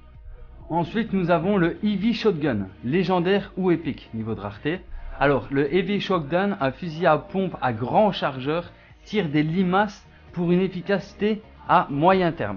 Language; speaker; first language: French; native; French